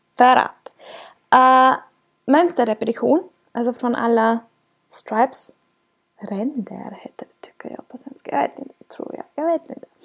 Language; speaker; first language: Swedish; non-native, fluent; German